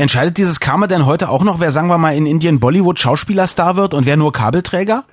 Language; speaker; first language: German; native; German